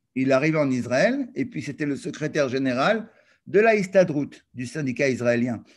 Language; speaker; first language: French; native; French